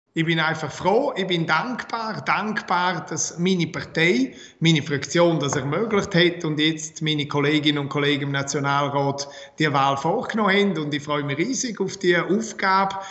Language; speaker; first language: German; non-native, local second language; Romansh